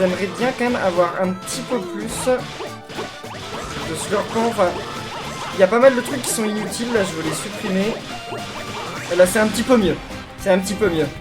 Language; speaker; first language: French; native; French